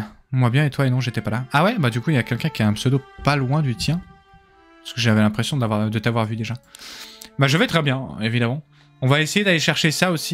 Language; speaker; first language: French; native; French